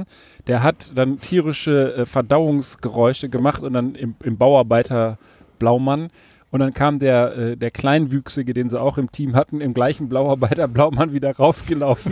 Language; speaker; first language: German; native; German